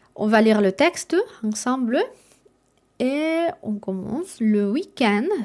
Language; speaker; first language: French; non-native, fluent; Spanish